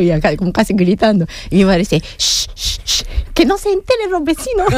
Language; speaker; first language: Spanish; non-native, fluent; Japanese